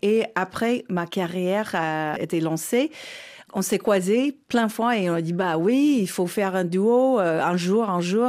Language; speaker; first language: French; non-native, fluent; English